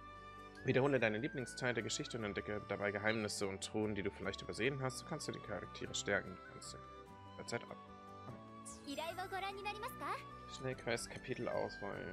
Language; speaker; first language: German; native; German